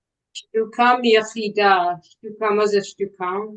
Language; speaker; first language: Hebrew; non-native, learner; English